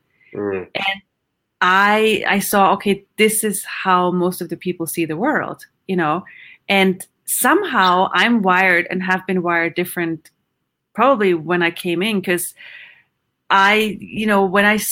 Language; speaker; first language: English; non-native, fluent; German